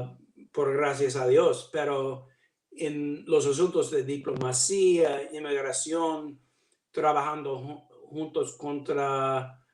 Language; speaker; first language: Spanish; non-native, learner; English